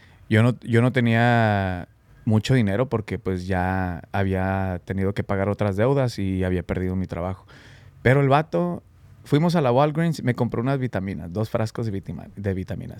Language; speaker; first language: Spanish; early bilingual, heritage; Spanish